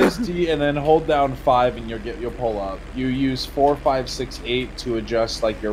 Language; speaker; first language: English; native; English